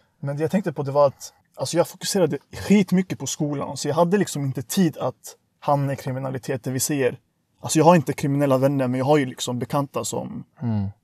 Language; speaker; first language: Swedish; early bilingual, other home language; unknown